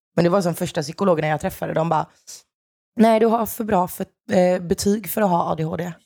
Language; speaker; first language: Swedish; native; Swedish